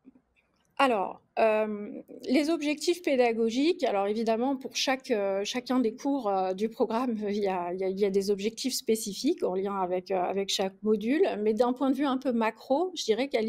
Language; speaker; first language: French; native; French